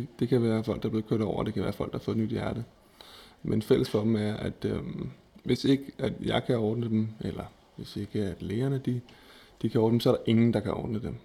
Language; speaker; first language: Danish; native; Danish